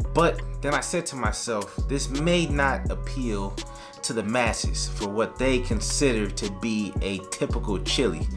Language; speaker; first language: English; native; English